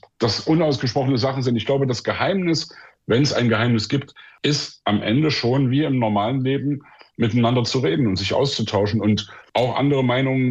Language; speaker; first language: German; native; German